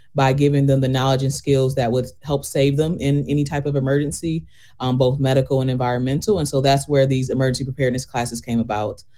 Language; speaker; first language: English; native; English